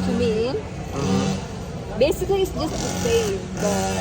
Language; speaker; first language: English; non-native, fluent; Indonesian